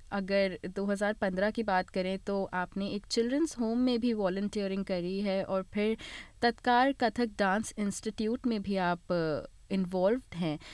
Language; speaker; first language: Hindi; native; Hindi